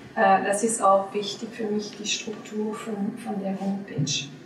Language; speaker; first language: German; non-native, fluent; French